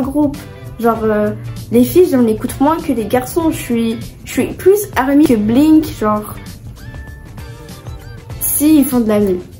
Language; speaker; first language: French; native; French